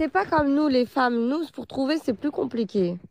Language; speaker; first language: French; early bilingual, other home language; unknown